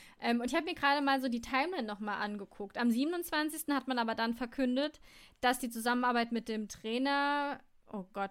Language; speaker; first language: German; native; German